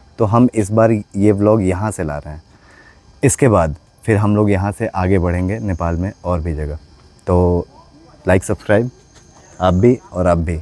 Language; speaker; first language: Hindi; native; Hindi